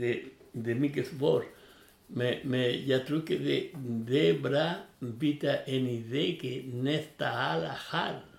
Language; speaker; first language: Swedish; non-native, learner; Spanish